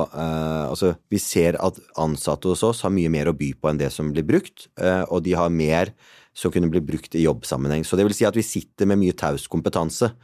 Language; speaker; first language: Norwegian; early bilingual, other home language; Punjabi